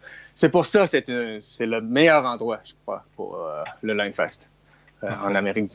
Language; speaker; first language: French; non-native, fluent; Chinese